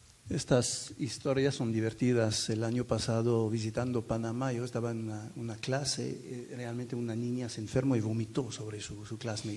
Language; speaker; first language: Spanish; non-native, fluent; French